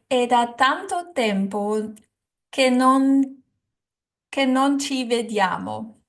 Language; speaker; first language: Italian; non-native, learner; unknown